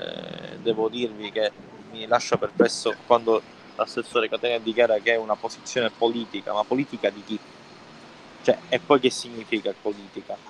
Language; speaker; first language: Italian; native; Italian